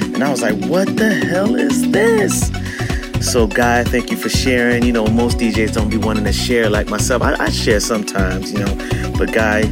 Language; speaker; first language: English; native; English